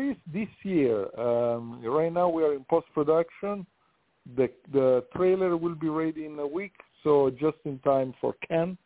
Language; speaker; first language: English; non-native, fluent; Italian